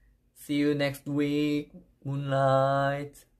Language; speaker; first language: English; non-native, learner; Korean